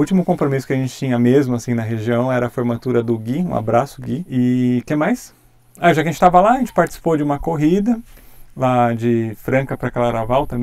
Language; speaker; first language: Portuguese; native; Portuguese